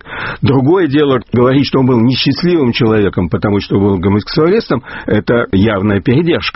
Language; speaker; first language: Russian; native; Russian